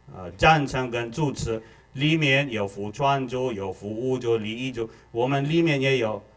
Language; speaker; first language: Chinese; non-native, fluent; Filipino